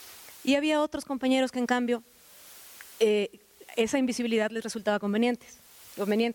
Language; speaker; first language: Spanish; native; Spanish